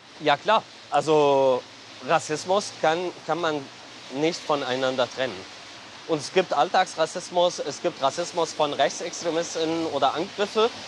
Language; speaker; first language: German; non-native, fluent; Arabic